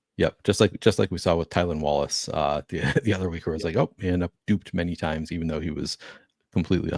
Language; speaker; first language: English; native; English